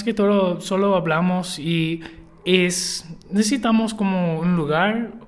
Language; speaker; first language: Spanish; non-native, learner; English